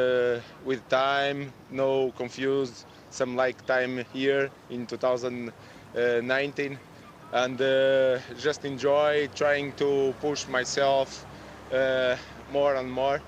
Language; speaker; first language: English; non-native, learner; Spanish